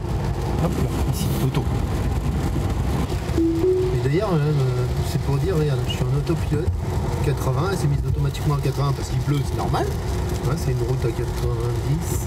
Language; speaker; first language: French; native; French